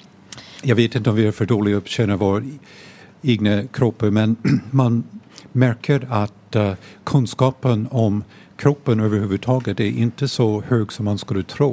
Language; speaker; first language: Swedish; non-native, fluent; English